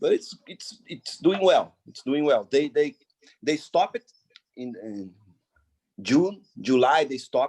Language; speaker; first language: English; non-native, fluent; Portuguese